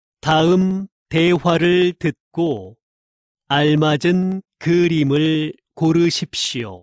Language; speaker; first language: Korean; native; Korean